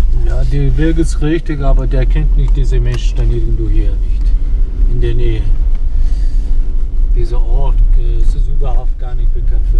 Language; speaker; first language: German; non-native, learner; Mongolian